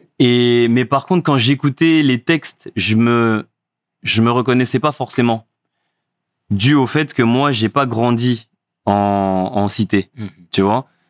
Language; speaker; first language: French; early bilingual, other home language; Fula